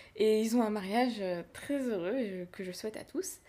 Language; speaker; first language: French; native; French